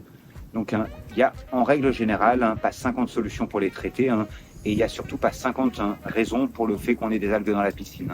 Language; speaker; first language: French; native; French